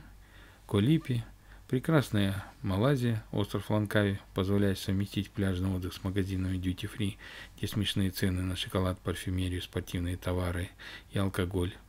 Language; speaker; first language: Russian; native; Russian